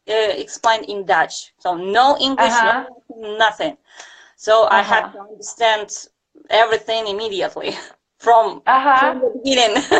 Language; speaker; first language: English; non-native, fluent; Russian